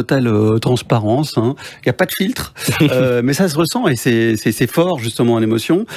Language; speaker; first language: French; native; French